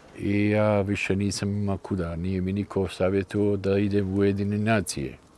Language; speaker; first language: Bosnian; early bilingual, heritage; Bosnian